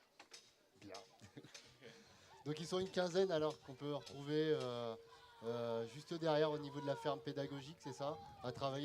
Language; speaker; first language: French; native; French